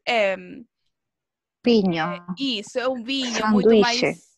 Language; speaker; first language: Portuguese; non-native, fluent; Spanish